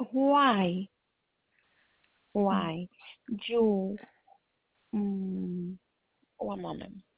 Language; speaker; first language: English; non-native, learner; Spanish